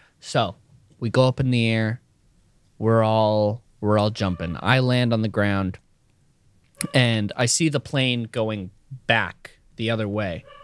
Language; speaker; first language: English; native; English